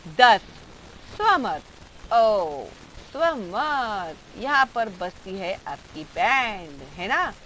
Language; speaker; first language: Hindi; non-native, local second language; Marathi